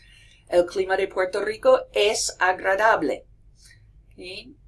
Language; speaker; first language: Spanish; non-native, fluent; English